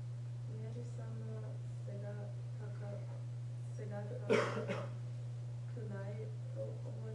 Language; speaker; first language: Japanese; non-native, learner; English